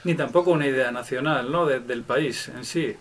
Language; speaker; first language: Spanish; native; Spanish